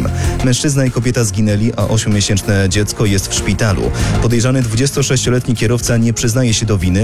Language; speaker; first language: Polish; native; Polish